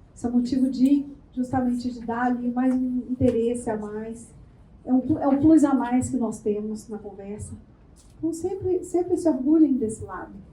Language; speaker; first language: Portuguese; native; Portuguese